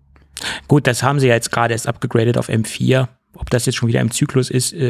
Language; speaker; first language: German; native; German